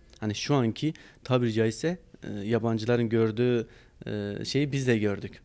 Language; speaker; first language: Turkish; non-native, local second language; Kurdish